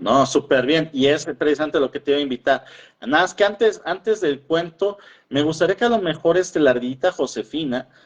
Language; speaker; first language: Spanish; native; Spanish